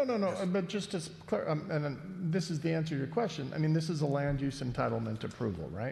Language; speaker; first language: English; native; English